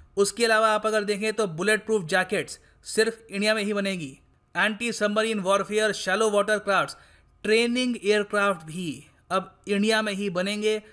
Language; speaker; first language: Hindi; native; Hindi